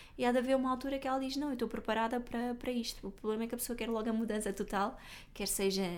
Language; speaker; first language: Portuguese; native; Portuguese